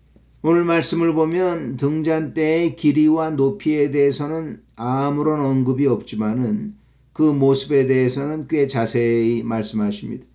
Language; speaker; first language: Korean; native; Korean